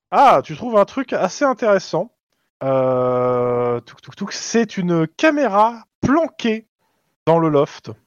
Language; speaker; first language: French; native; French